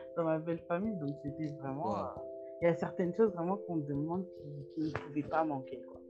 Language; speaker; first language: French; native; French